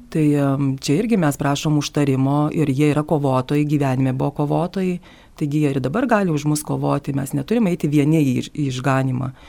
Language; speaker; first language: Lithuanian; native; Lithuanian